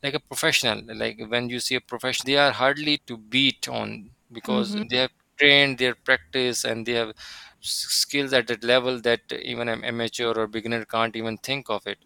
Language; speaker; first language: English; non-native, local second language; Urdu